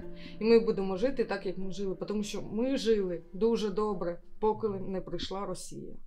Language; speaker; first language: Ukrainian; native; Ukrainian